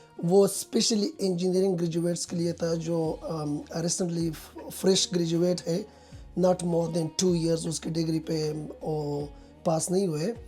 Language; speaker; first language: Urdu; non-native, local second language; Pashto